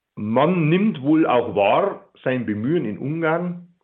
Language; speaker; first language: German; native; German